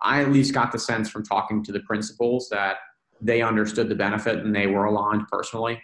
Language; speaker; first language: English; native; English